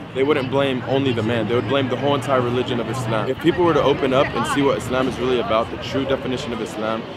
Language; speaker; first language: English; native; English